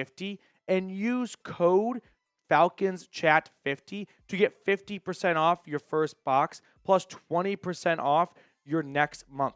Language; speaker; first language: English; native; English